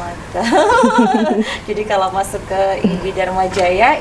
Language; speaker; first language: Indonesian; native; Indonesian